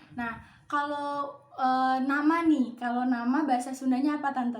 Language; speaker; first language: Indonesian; non-native, local second language; Javanese